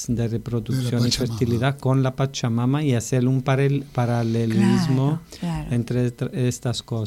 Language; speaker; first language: Spanish; non-native, fluent; Greek